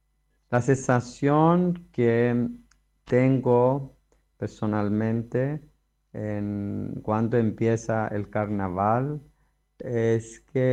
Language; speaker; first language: Spanish; non-native, fluent; Greek